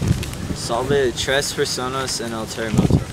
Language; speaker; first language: Spanish; non-native, learner; English